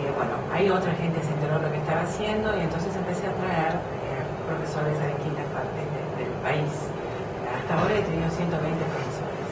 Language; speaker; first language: Spanish; non-native, fluent; English